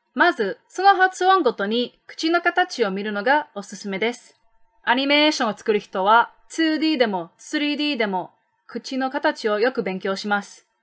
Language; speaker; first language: Japanese; native; Japanese